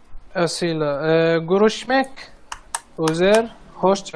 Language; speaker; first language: Turkish; non-native, learner; Arabic